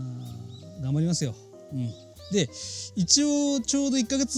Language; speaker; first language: Japanese; native; Japanese